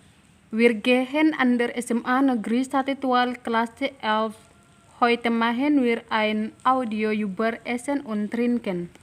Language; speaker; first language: German; non-native, learner; Indonesian